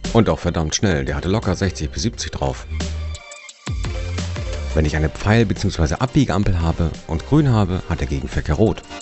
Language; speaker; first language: German; native; German